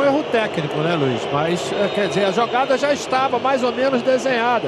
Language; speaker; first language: Portuguese; native; Portuguese